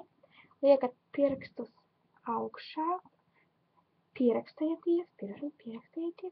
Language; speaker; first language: Latvian; non-native, local second language; Russian